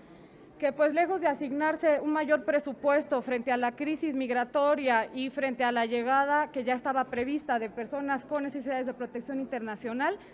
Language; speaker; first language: Spanish; native; Spanish